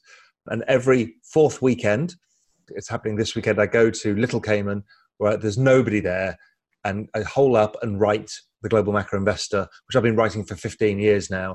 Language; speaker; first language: English; native; English